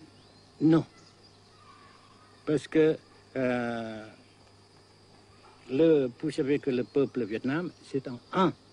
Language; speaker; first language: French; non-native, local second language; Vietnamese